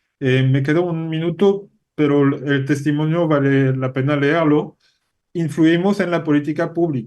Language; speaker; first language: Spanish; non-native, fluent; French